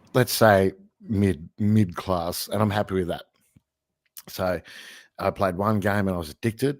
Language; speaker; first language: English; native; English